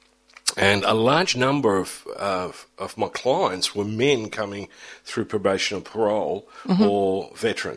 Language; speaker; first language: English; early bilingual, other home language; German